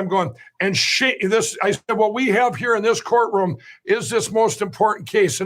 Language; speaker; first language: English; native; English